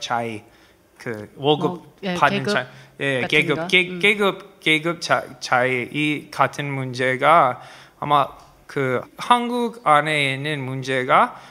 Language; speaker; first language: Korean; non-native, learner; English